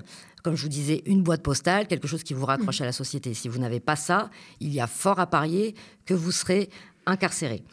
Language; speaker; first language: French; native; French